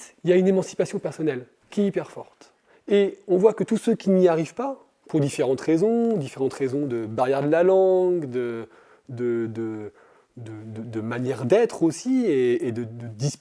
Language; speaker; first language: French; native; French